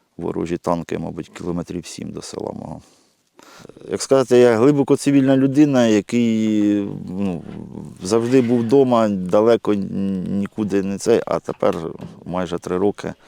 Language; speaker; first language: Ukrainian; native; Ukrainian